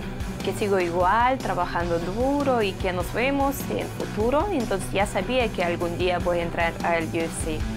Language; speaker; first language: Spanish; non-native, fluent; Russian